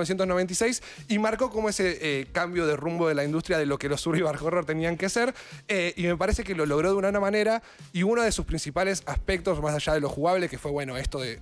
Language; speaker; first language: Spanish; native; Spanish